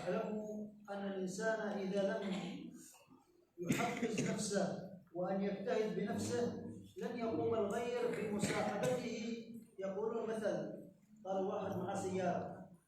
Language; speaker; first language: Arabic; native; Arabic